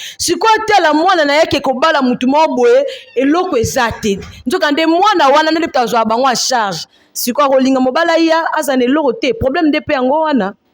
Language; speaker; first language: Lingala; non-native, local second language; Swahili